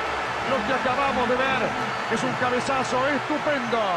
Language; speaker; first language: Spanish; native; Spanish